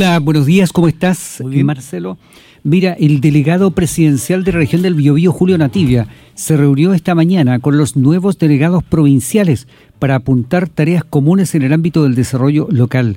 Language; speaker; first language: Spanish; native; Spanish